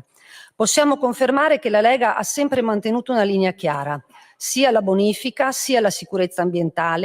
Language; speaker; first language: Italian; native; Italian